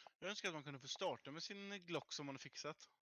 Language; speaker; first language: Swedish; native; Swedish